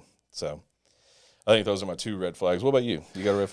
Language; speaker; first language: English; native; English